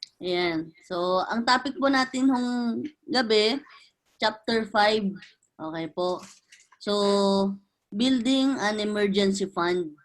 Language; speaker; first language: Filipino; native; Filipino